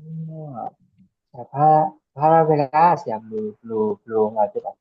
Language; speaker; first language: Korean; non-native, learner; Burmese